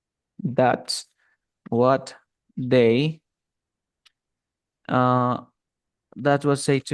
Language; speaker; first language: English; non-native, fluent; Spanish